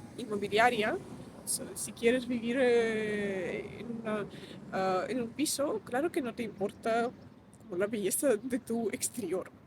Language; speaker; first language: Spanish; non-native, fluent; Russian